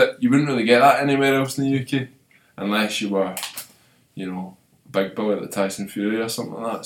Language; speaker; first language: English; native; English